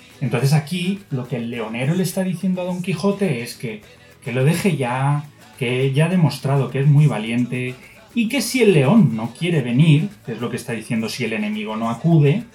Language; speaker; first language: Spanish; native; Spanish